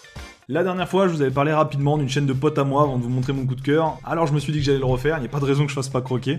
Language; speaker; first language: French; native; French